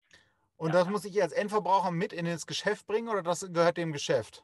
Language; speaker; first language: German; native; German